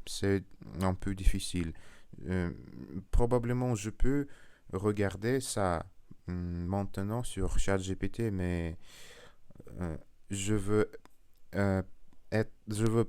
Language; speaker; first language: French; non-native, learner; Russian